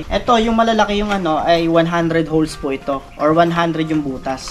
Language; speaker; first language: Filipino; native; Filipino